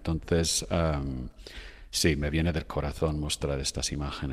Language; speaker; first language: Spanish; non-native, fluent; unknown